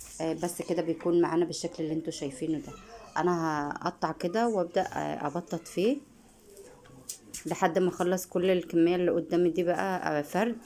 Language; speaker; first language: Arabic; native; Arabic